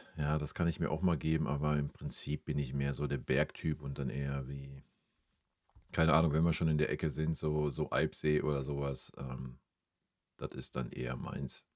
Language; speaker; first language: German; native; German